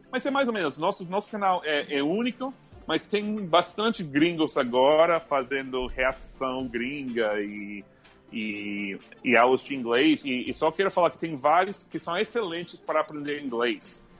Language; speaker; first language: Portuguese; non-native, fluent; English